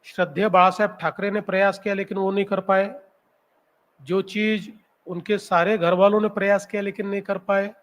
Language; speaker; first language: Hindi; non-native, local second language; Marathi